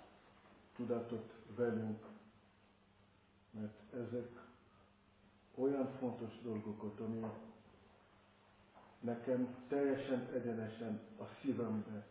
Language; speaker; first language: Hungarian; non-native, fluent; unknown